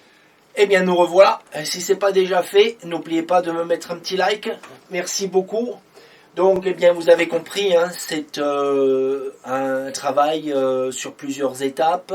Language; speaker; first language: French; native; French